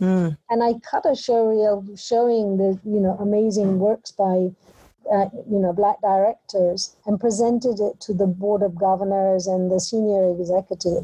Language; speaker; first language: English; native; English